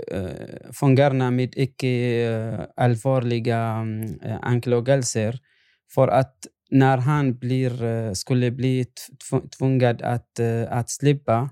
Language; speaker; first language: Swedish; non-native, fluent; Arabic